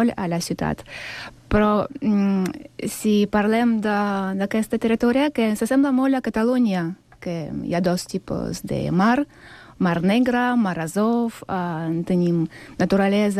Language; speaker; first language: Catalan; non-native, learner; Russian